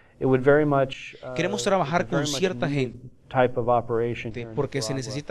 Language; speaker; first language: Spanish; non-native, fluent; English